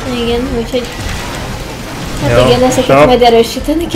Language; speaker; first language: Hungarian; native; Hungarian